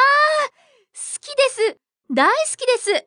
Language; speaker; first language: Japanese; non-native, learner; English